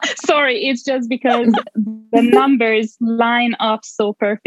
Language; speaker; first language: English; non-native, fluent; Hungarian